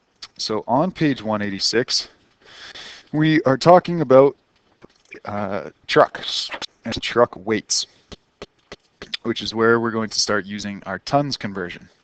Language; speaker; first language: English; native; English